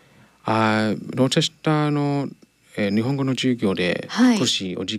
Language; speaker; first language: Japanese; non-native, learner; English